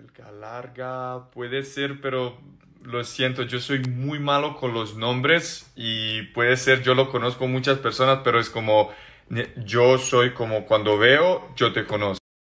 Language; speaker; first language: Spanish; non-native, learner; Serbian